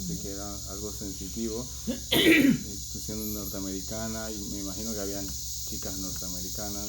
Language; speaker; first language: Spanish; native; Spanish